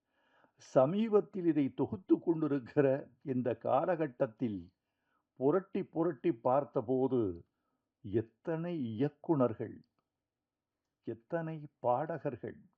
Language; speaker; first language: Tamil; native; Tamil